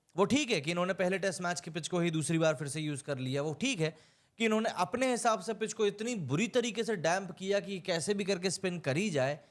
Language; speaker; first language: Hindi; native; Hindi